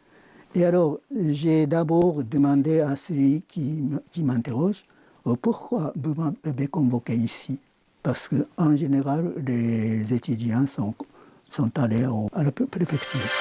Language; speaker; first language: French; non-native, fluent; Japanese